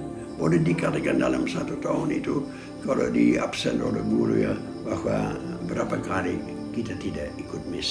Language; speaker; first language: Indonesian; non-native, fluent; Dutch